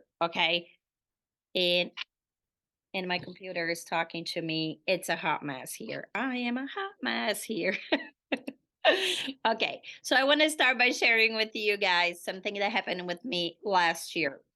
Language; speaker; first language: English; non-native, fluent; Portuguese